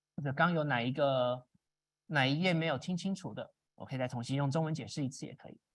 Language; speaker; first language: Chinese; early bilingual, other home language; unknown